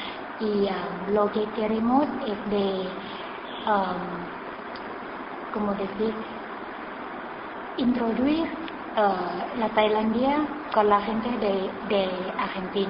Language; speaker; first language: Spanish; non-native, learner; Thai